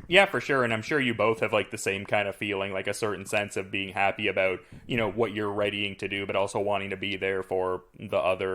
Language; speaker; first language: English; native; English